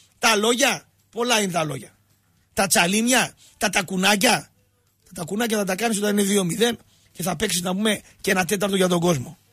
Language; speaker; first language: Greek; native; Greek